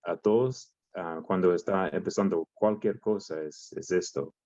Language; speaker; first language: Spanish; non-native, learner; English